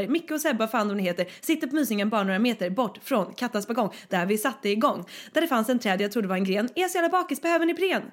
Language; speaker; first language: Swedish; native; Swedish